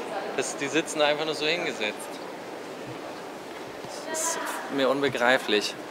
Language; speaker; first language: German; native; German